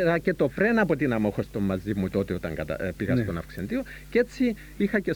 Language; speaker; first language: Greek; native; Greek